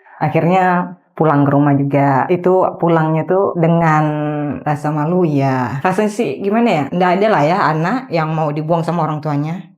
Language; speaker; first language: Indonesian; native; Indonesian